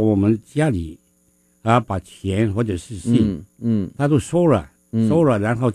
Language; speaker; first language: Chinese; non-native, fluent; Min Nan Chinese